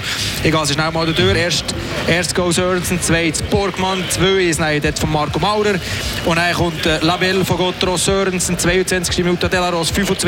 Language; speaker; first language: German; native; German